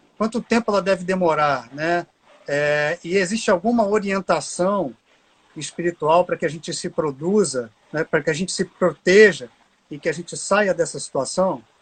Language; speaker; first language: Portuguese; native; Portuguese